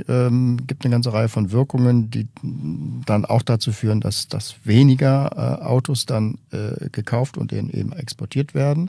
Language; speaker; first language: German; native; German